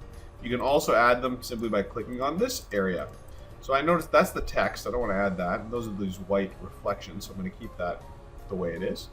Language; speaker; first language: English; native; English